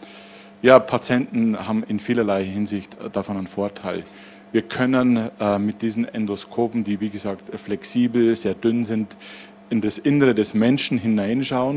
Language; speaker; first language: German; native; German